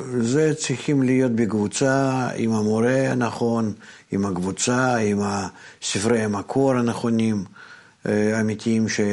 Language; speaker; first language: Hebrew; non-native, fluent; Russian